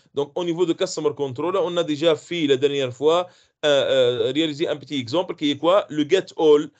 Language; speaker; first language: French; non-native, local second language; Arabic